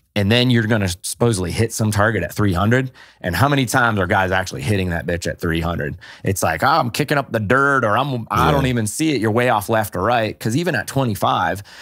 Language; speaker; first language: English; native; English